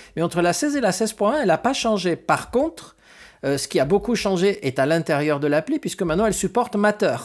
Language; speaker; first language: French; non-native, fluent; Spanish